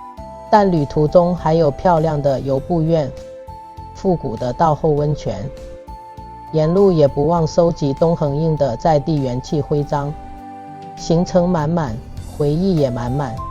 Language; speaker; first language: Chinese; native; Chinese